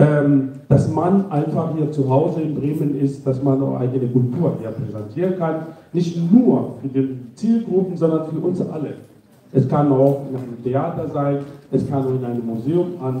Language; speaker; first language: German; non-native, fluent; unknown